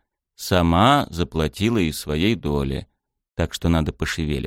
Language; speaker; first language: Russian; native; Russian